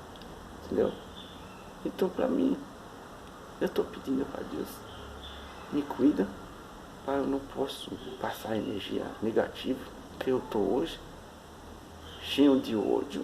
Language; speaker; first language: Portuguese; non-native, fluent; Haitian Creole